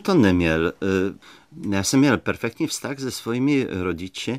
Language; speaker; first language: Czech; native; Czech